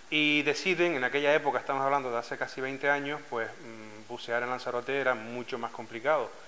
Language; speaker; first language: Spanish; native; Spanish